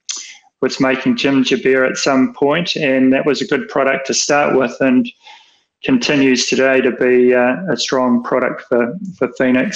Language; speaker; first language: English; native; English